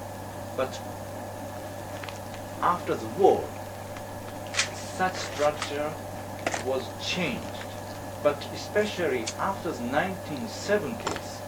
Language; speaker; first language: English; non-native, learner; Japanese